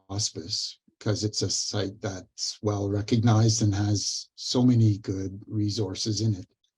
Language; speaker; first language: English; native; English